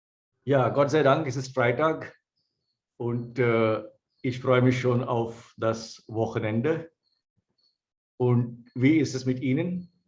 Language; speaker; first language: German; non-native, fluent; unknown